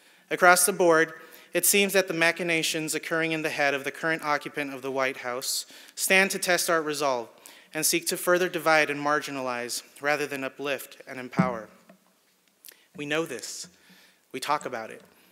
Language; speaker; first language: English; early bilingual, other home language; Spanish